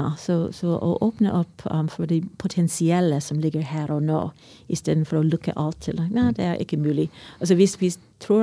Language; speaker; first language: Swedish; non-native, fluent; English